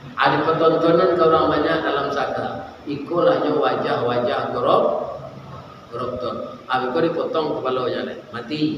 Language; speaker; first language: Malay; non-native, local second language; Minangkabau